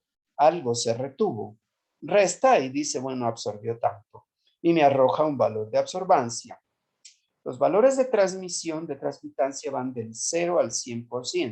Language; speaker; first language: Spanish; native; Spanish